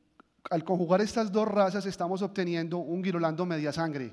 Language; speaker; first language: Spanish; native; Spanish